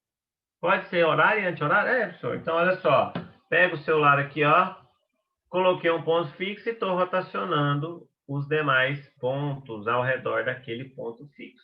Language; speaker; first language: Portuguese; native; Portuguese